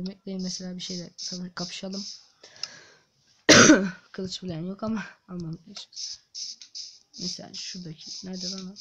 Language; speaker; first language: Turkish; native; Turkish